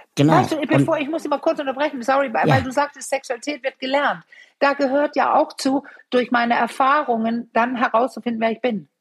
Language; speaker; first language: German; non-native, fluent; Danish